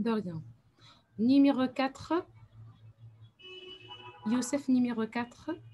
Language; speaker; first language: French; non-native, fluent; Arabic